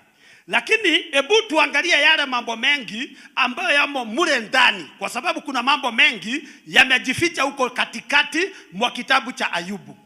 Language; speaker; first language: Swahili; non-native, local second language; Kikuyu